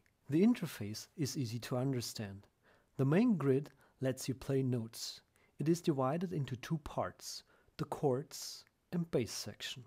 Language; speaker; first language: English; non-native, fluent; German